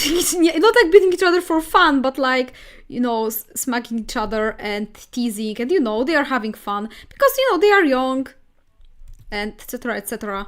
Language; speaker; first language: English; non-native, fluent; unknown